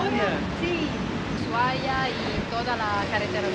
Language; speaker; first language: Spanish; non-native, learner; Italian